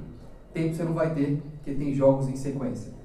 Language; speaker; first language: Portuguese; native; Portuguese